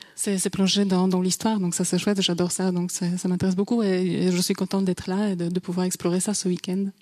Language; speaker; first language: French; non-native, fluent; Polish